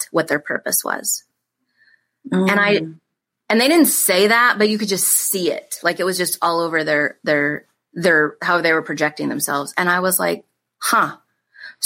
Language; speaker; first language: English; native; English